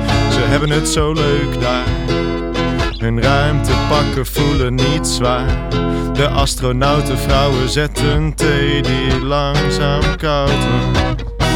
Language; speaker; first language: Dutch; native; Dutch